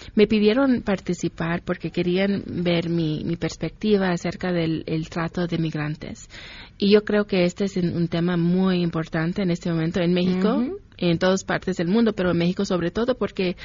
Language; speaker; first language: Spanish; early bilingual, heritage; Spanish